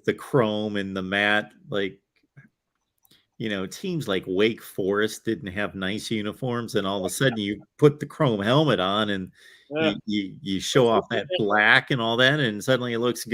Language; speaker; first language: English; native; English